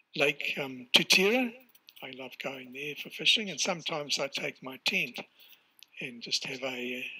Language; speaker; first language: English; native; English